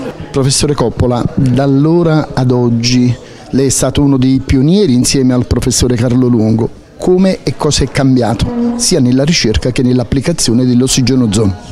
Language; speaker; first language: Italian; native; Italian